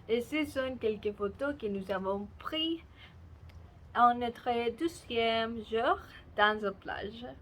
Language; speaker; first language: French; non-native, learner; Spanish